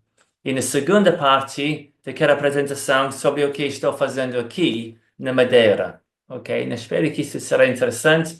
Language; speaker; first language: Portuguese; non-native, fluent; English